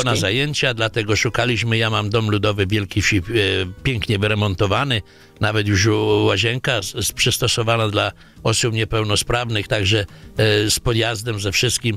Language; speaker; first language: Polish; native; Polish